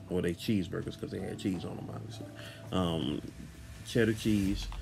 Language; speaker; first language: English; native; English